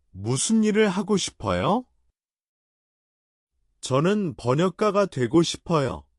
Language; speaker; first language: Korean; non-native, learner; Chinese